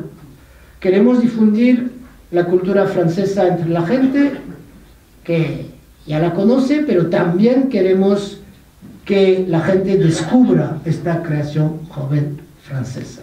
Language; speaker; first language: Spanish; non-native, fluent; French